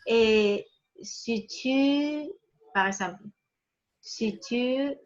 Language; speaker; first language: French; non-native, fluent; Spanish